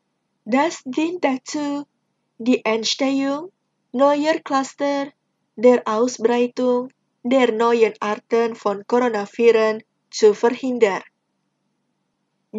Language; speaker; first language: German; non-native, fluent; Indonesian